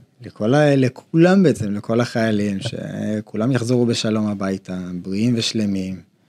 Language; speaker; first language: Hebrew; early bilingual, other home language; Amharic